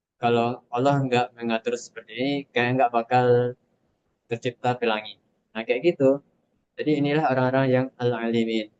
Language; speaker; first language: Indonesian; non-native, local second language; Minangkabau